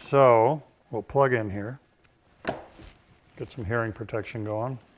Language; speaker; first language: English; native; English